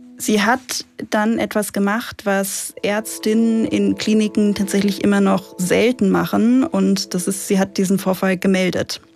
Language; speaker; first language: German; native; German